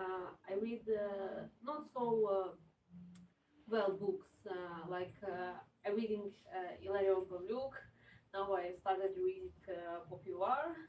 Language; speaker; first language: English; non-native, learner; Ukrainian